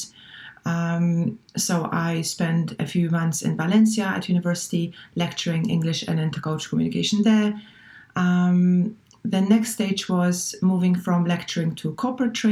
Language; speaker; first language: English; non-native, fluent; Polish